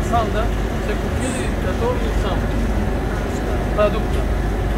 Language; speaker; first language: Russian; non-native, local second language; Tajik